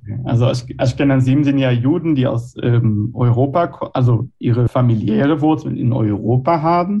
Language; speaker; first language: German; non-native, fluent; Hebrew